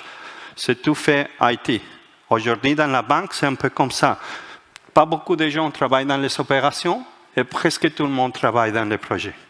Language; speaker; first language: French; non-native, fluent; Spanish